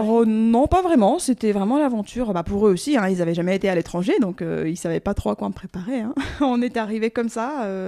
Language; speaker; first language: French; non-native, fluent; Russian